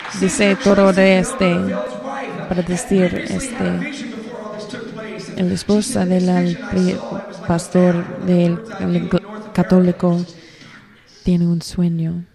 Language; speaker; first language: Spanish; non-native, learner; English